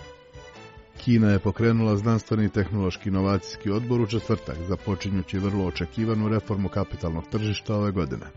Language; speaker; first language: Croatian; non-native, fluent; Chinese